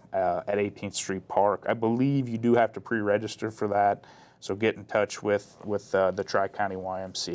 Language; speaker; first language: English; native; English